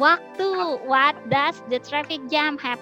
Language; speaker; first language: English; non-native, fluent; Indonesian